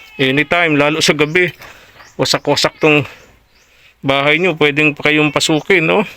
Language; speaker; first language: Filipino; native; Filipino